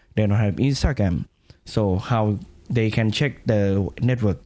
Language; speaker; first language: English; non-native, learner; Thai